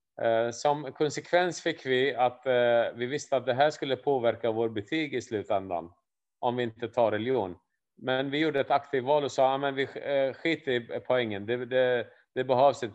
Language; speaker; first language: Swedish; non-native, fluent; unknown